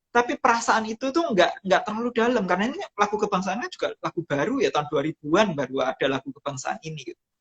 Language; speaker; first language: Indonesian; non-native, local second language; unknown